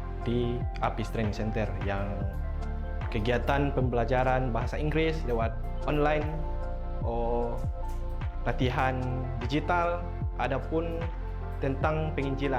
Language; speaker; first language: Indonesian; non-native, local second language; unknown